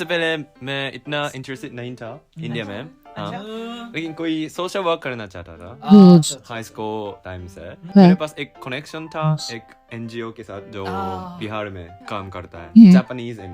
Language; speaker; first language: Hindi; non-native, learner; Japanese